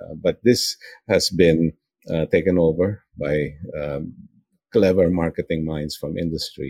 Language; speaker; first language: English; non-native, local second language; Filipino